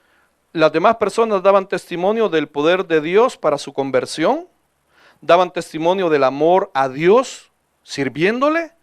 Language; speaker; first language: Spanish; native; Spanish